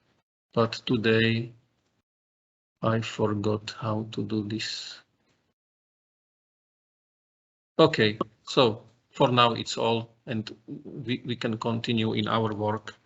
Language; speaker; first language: English; non-native, fluent; Slovak